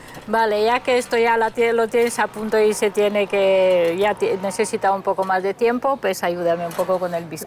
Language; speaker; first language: Spanish; non-native, fluent; Romanian